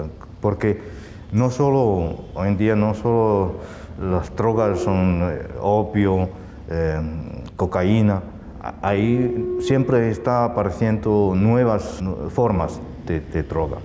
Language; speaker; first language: Spanish; non-native, fluent; Chinese